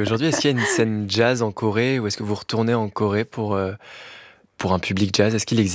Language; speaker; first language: French; native; French